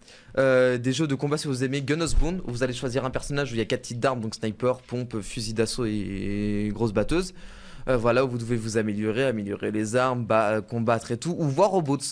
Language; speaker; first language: French; native; French